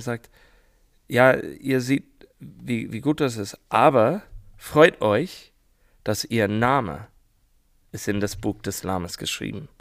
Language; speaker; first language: German; non-native, learner; English